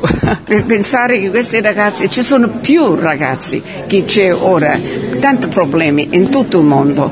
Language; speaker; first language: Italian; early bilingual, heritage; Italian